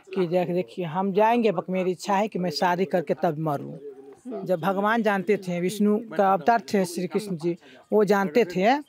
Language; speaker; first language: Hindi; native; Hindi